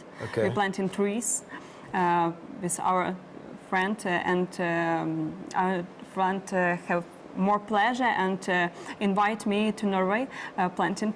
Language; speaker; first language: English; non-native, learner; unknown